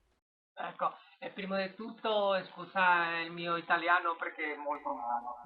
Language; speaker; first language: Italian; non-native, learner; Spanish